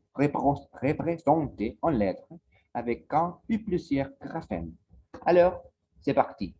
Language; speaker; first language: French; non-native, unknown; Spanish